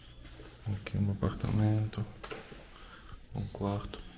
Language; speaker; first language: Portuguese; non-native, learner; Russian